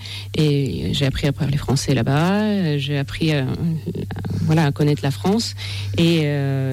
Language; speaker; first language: French; non-native, fluent; Russian